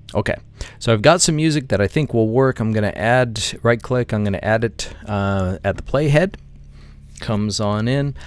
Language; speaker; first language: English; native; English